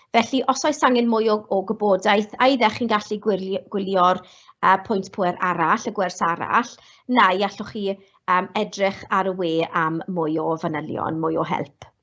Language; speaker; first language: Welsh; non-native, local second language; English